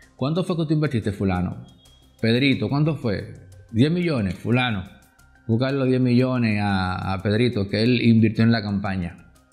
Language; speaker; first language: Spanish; native; Spanish